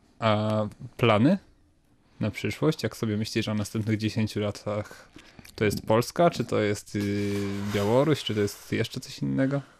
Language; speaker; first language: Polish; native; Polish